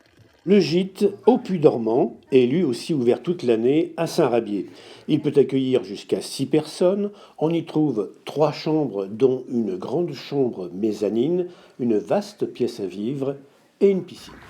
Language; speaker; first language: French; native; French